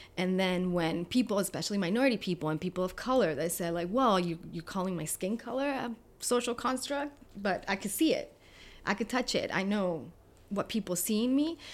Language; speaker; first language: English; non-native, fluent; Spanish